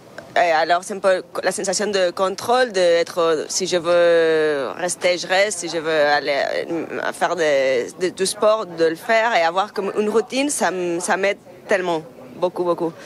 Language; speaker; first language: French; non-native, fluent; Spanish